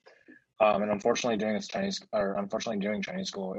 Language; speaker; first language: English; early bilingual, other home language; Chinese